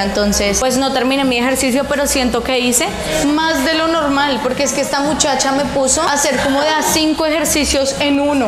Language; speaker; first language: Spanish; native; Spanish